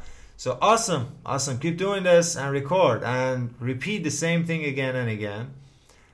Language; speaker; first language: English; non-native, fluent; Persian